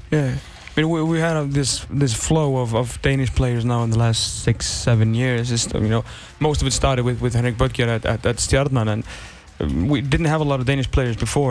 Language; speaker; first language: English; non-native, fluent; Icelandic